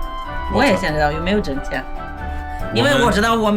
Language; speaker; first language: Chinese; non-native, fluent; English